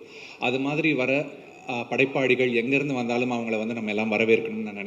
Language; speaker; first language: Tamil; native; Tamil